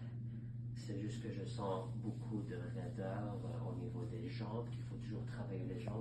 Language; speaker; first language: French; native; French